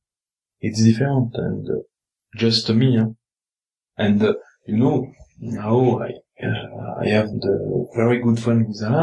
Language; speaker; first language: English; non-native, learner; French